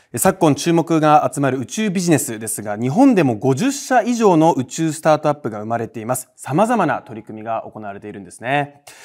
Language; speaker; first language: Japanese; native; Japanese